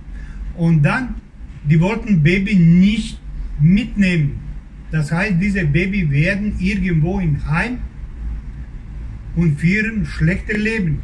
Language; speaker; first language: German; non-native, learner; Croatian